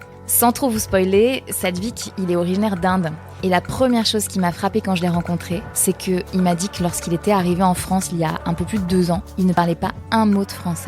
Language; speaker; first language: French; native; French